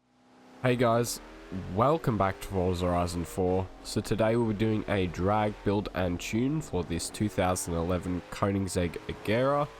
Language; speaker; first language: English; native; English